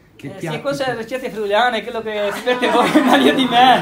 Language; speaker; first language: Italian; non-native, learner; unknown